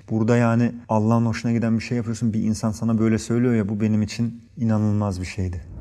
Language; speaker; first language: Turkish; early bilingual, heritage; Turkish